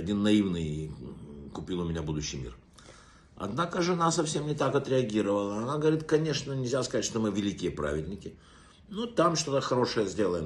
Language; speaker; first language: Russian; native; Russian